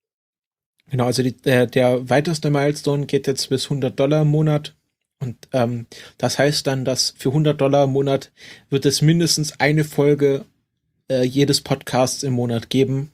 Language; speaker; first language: German; native; German